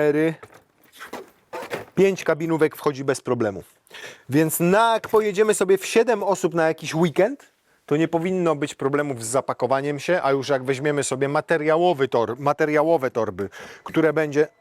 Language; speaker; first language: Polish; native; Polish